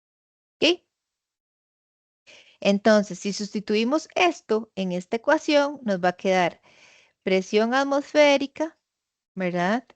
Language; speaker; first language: Spanish; native; Spanish